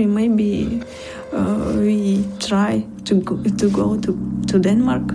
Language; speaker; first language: English; non-native, learner; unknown